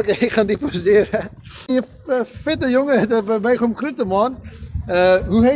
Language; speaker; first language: Dutch; non-native, learner; English